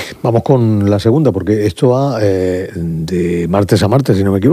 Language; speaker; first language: Spanish; native; Spanish